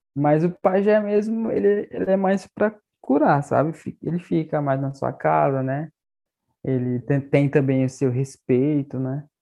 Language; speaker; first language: Portuguese; non-native, local second language; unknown